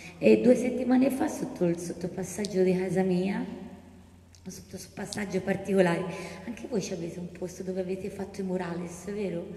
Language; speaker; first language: Italian; native; Italian